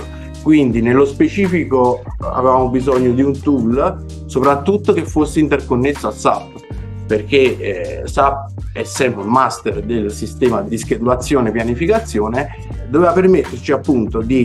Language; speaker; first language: Italian; native; Italian